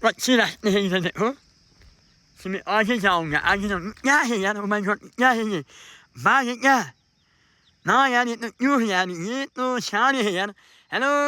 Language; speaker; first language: Hindi; non-native, fluent; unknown